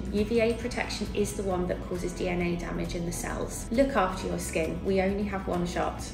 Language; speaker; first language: English; native; English